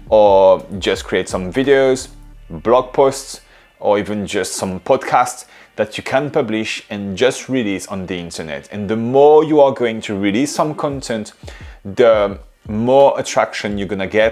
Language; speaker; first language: English; non-native, fluent; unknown